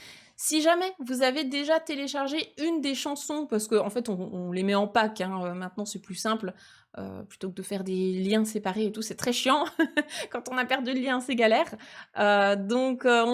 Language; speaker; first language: French; native; French